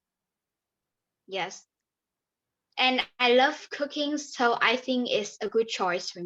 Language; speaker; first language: English; non-native, learner; Vietnamese